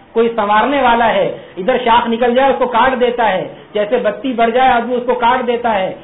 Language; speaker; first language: Urdu; native; Urdu